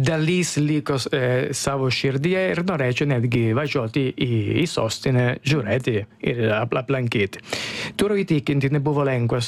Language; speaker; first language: Lithuanian; non-native, learner; Italian